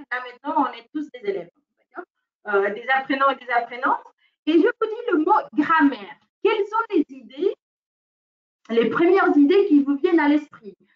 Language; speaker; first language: French; non-native, fluent; Spanish